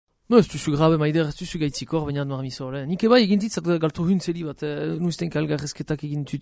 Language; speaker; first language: Basque; native; Basque